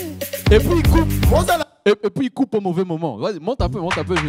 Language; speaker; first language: French; non-native, local second language; Kinyarwanda